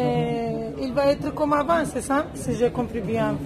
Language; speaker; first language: French; non-native, learner; Romanian